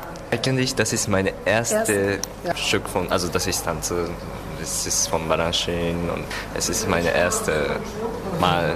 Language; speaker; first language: German; non-native, learner; Japanese